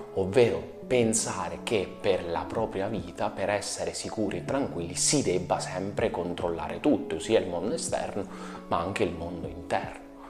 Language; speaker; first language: Italian; native; Italian